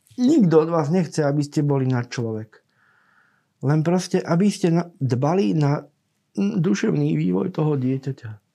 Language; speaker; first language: Slovak; native; Slovak